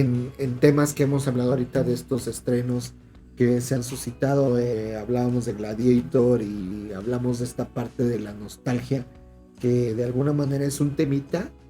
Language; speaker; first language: Spanish; native; Spanish